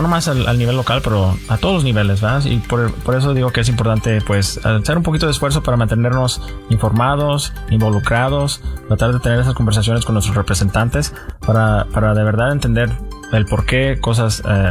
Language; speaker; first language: Spanish; early bilingual, heritage; Spanish